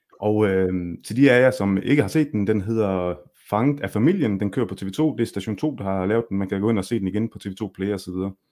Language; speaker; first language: Danish; early bilingual, other home language; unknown